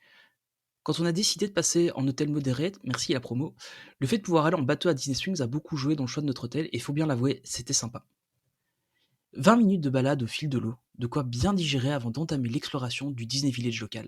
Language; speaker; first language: French; native; French